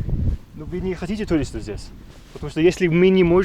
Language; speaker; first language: Russian; non-native, learner; English